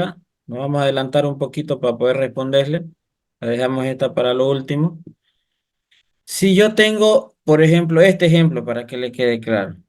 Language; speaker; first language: Spanish; native; Spanish